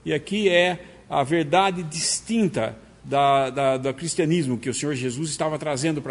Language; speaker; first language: Portuguese; native; Portuguese